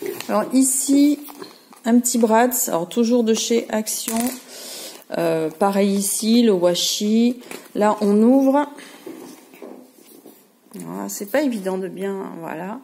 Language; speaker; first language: French; native; French